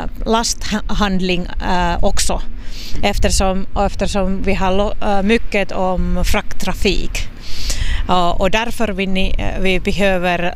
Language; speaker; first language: Swedish; non-native, local second language; Finnish